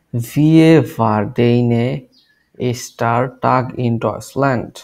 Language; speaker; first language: German; non-native, learner; Bangla